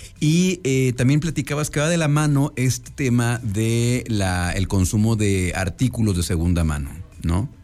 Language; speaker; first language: Spanish; native; Spanish